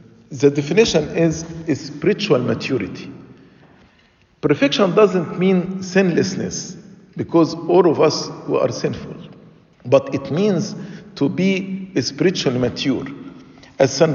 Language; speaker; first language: English; non-native, fluent; Arabic